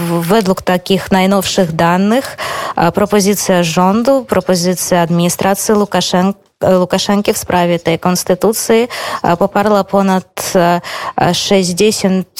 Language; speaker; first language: Polish; non-native, fluent; Belarusian